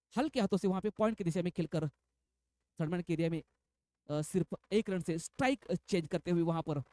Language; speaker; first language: Hindi; non-native, local second language; Marathi